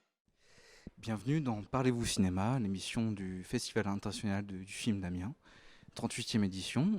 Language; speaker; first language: French; native; French